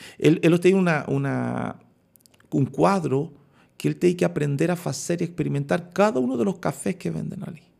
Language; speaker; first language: Portuguese; non-native, fluent; Spanish